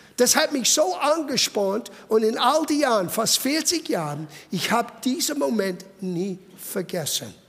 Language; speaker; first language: German; non-native, fluent; English